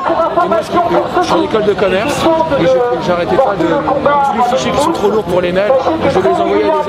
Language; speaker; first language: French; native; French